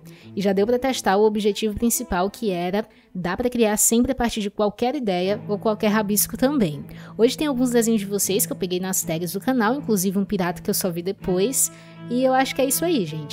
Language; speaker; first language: Portuguese; native; Portuguese